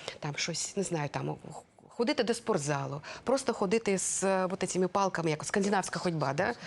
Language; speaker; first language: Ukrainian; non-native, local second language; Russian